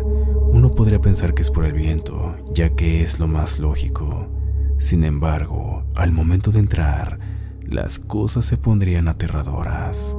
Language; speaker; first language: Spanish; native; Spanish